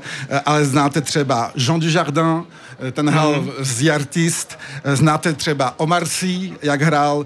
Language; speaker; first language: Czech; early bilingual, heritage; French